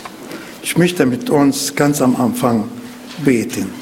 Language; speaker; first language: German; non-native, learner; Arabic